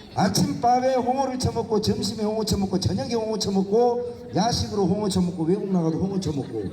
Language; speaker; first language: Korean; native; Korean